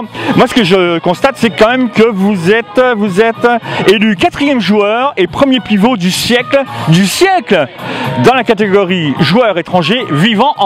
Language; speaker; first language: French; native; French